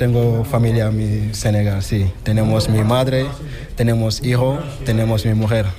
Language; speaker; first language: Spanish; non-native, learner; Wolof